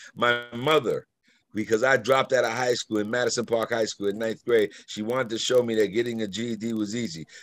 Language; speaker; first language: English; native; English